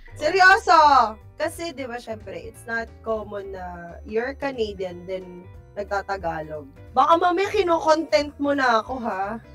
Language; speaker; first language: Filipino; non-native, local second language; Bikol